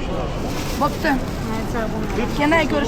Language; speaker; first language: Turkish; non-native, learner; Kazakh